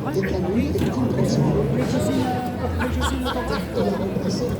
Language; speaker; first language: French; non-native, fluent; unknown